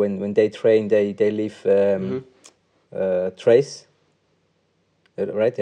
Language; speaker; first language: English; non-native, fluent; Swiss German